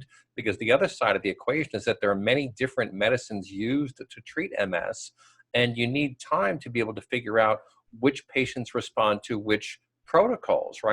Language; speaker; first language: English; native; English